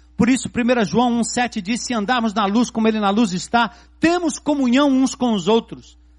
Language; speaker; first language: Portuguese; native; Portuguese